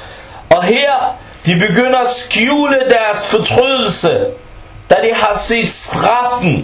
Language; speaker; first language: Danish; non-native, fluent; Arabic